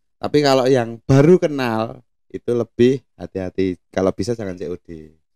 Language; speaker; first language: Indonesian; non-native, local second language; Javanese